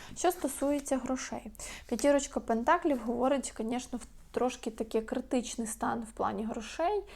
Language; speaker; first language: Ukrainian; non-native, local second language; Russian